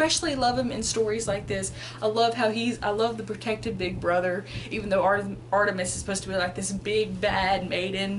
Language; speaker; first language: English; native; English